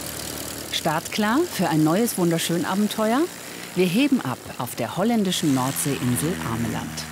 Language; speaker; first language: German; native; German